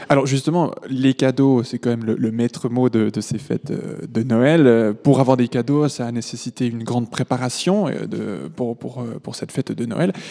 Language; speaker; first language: French; native; French